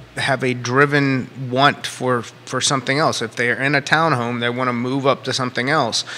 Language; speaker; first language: English; native; English